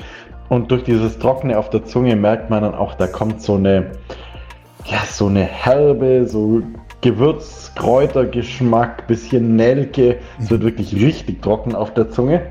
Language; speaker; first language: German; native; German